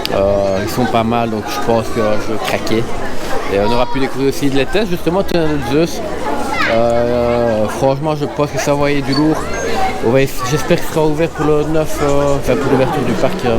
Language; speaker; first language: French; native; French